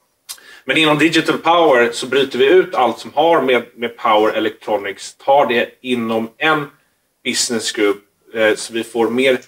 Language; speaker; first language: Swedish; native; Swedish